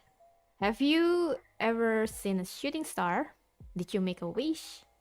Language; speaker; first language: English; non-native, fluent; Indonesian